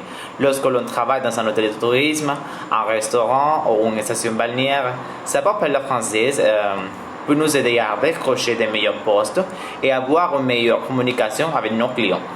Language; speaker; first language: French; non-native, learner; Spanish